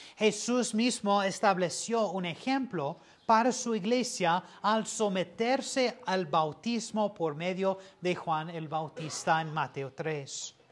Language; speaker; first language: Spanish; non-native, fluent; English